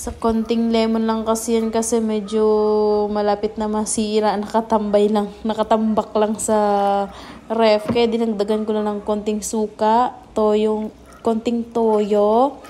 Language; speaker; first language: Filipino; non-native, local second language; Cebuano